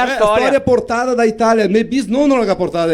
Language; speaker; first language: Italian; early bilingual, heritage; Portuguese